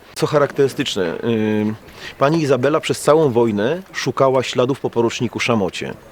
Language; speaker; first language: Polish; native; Polish